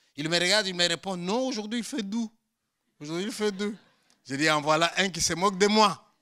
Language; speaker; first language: French; non-native, local second language; Luba-Lulua